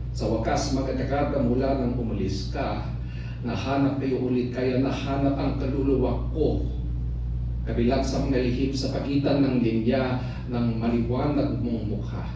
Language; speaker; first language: Filipino; early bilingual, heritage; Filipino